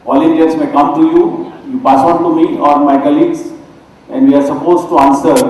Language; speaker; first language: English; non-native, local second language; Gujarati